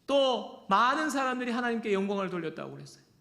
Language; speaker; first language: Korean; native; Korean